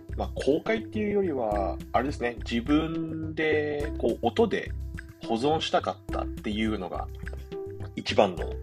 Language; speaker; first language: Japanese; early bilingual, other home language; Chinese